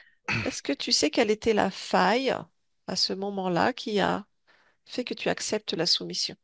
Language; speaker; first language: French; native; French